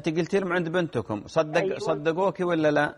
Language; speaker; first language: Arabic; native; Arabic